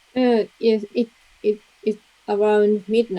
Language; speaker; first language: English; non-native, learner; Japanese